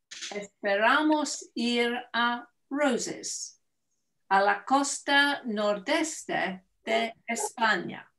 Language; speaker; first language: Spanish; non-native, learner; English